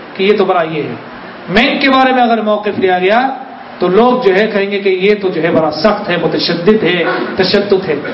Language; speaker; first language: Urdu; native; Urdu